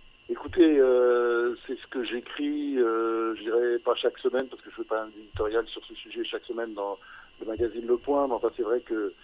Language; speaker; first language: French; native; French